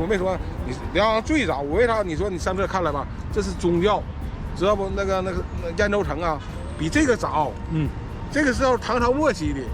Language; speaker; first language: Chinese; native; Chinese